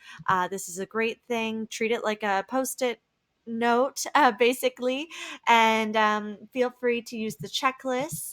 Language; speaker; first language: English; native; English